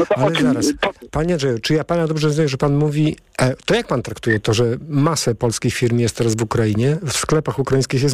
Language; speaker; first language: Polish; native; Polish